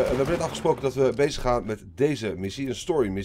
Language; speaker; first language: Dutch; native; Dutch